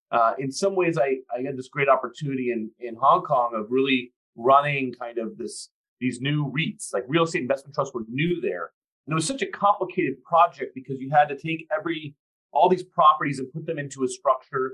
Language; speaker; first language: English; native; English